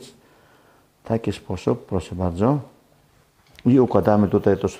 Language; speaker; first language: Polish; non-native, learner; Greek